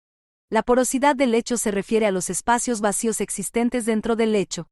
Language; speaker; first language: Spanish; native; Spanish